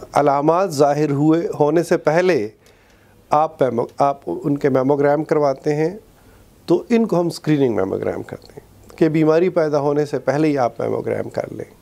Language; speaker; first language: Urdu; non-native, local second language; Pashto